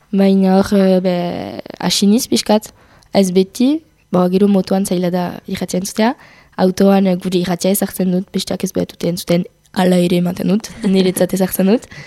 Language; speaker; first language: Basque; non-native, local second language; French